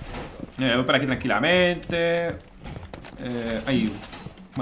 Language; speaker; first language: Spanish; native; Spanish